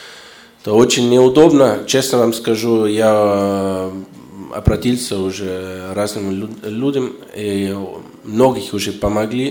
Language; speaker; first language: Russian; non-native, fluent; German